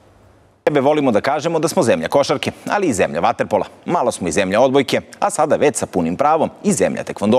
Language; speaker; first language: Croatian; native; Croatian